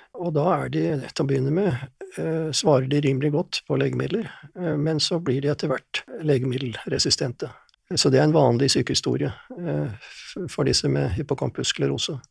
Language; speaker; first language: Norwegian; native; Norwegian